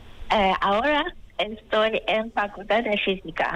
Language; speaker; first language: Spanish; non-native, learner; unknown